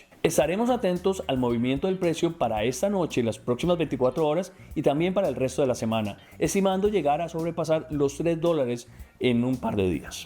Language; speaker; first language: Spanish; native; Spanish